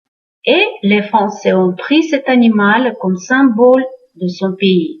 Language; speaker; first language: French; non-native, fluent; Uzbek